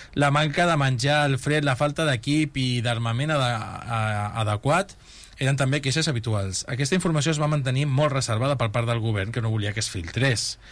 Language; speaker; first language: Catalan; non-native, local second language; Spanish